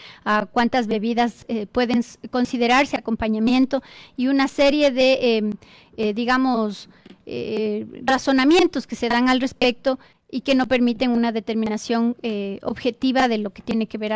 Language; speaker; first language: Spanish; native; Spanish